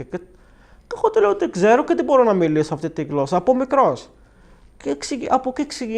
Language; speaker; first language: Greek; non-native, learner; Arabic